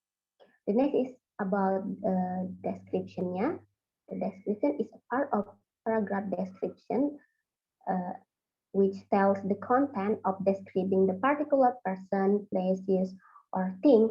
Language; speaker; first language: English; non-native, fluent; Indonesian